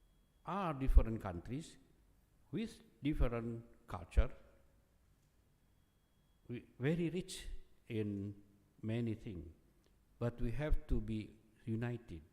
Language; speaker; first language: English; non-native, fluent; Indonesian